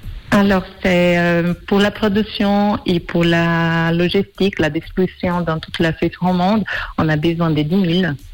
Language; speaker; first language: French; non-native, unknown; Portuguese